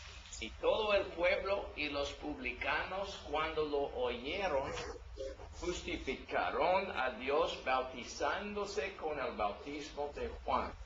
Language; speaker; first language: Spanish; non-native, learner; English